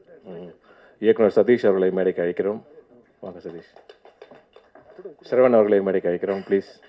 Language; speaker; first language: Tamil; native; Tamil